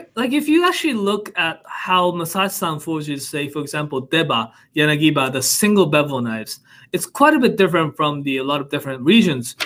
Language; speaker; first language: English; non-native, fluent; Japanese